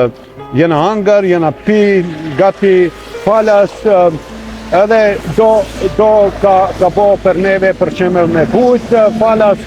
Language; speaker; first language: Albanian; non-native, local second language; Croatian